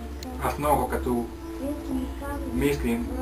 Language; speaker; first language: Bulgarian; non-native, learner; Finnish